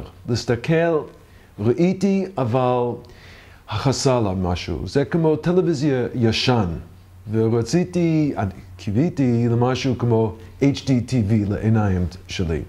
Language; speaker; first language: Hebrew; non-native, learner; English